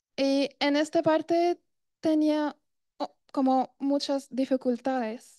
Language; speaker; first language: Spanish; non-native, fluent; Arabic